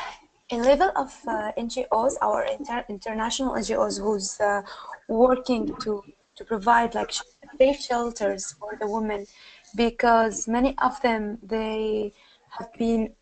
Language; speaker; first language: English; non-native, learner; Arabic